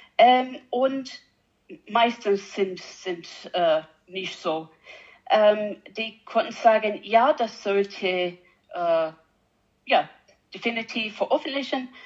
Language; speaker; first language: German; non-native, learner; English